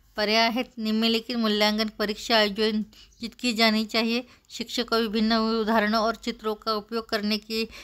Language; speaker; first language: Hindi; non-native, local second language; Marathi